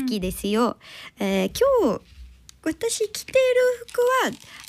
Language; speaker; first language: Japanese; non-native, learner; English